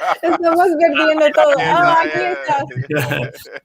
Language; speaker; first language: Spanish; non-native, fluent; English